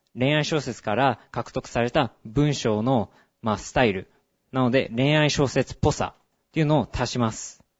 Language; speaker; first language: Japanese; early bilingual, heritage; Japanese